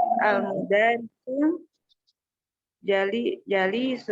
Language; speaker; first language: Arabic; non-native, learner; Indonesian